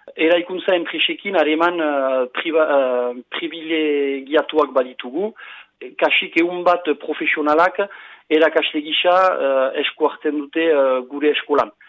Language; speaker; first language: Basque; non-native, local second language; French